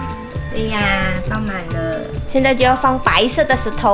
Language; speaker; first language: Chinese; native; Chinese